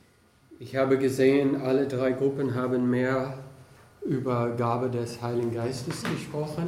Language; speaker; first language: German; non-native, fluent; English